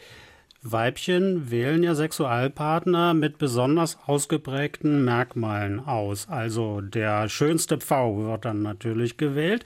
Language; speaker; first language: German; native; German